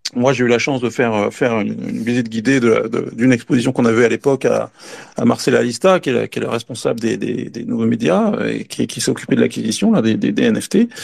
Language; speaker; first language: French; native; French